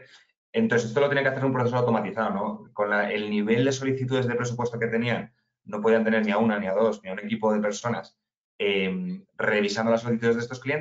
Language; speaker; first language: Spanish; native; Spanish